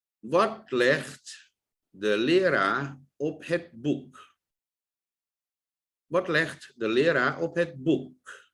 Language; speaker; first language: Dutch; non-native, fluent; Thai